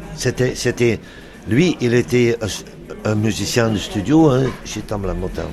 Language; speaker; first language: French; non-native, local second language; Dutch